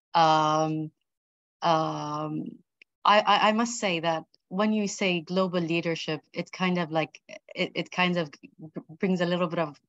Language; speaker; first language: English; early bilingual, other home language; Arabic